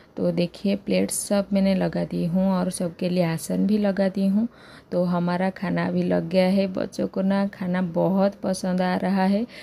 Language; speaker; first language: Hindi; native; Hindi